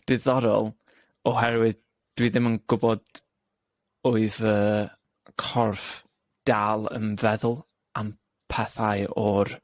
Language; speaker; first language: Welsh; non-native, local second language; English